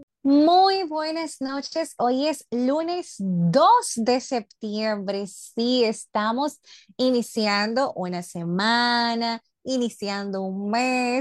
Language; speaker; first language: Spanish; native; Spanish